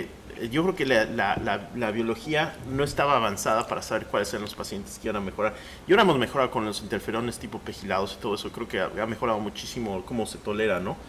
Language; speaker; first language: Spanish; native; Spanish